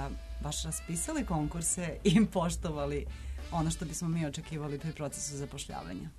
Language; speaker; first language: Serbian; native; Serbian